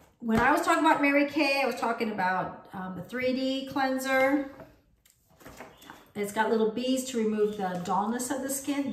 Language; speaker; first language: English; native; English